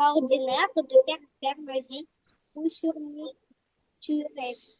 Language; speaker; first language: French; non-native, fluent; Russian